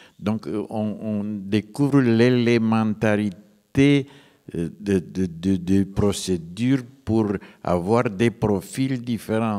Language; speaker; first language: French; non-native, fluent; Romanian